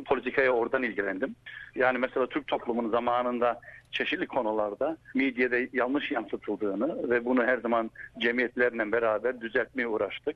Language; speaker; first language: Turkish; early bilingual, heritage; Turkish